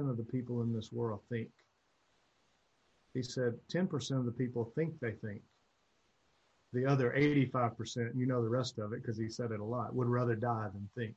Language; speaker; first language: English; native; English